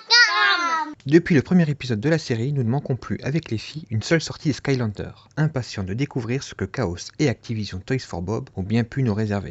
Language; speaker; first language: French; native; French